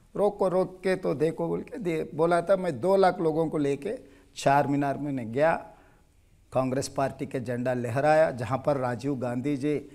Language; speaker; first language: Hindi; non-native, local second language; Telugu